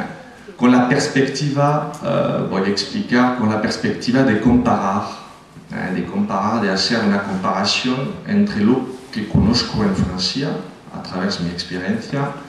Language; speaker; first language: Spanish; non-native, fluent; French